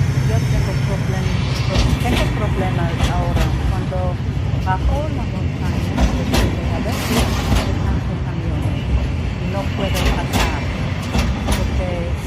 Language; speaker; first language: Spanish; non-native, learner; English